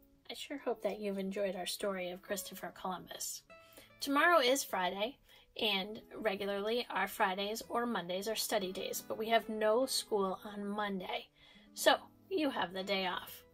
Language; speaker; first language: English; native; English